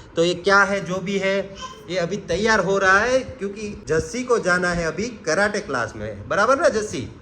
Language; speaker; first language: Hindi; non-native, local second language; Gujarati